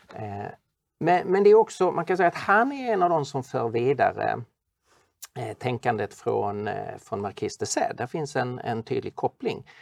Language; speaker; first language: Swedish; native; Swedish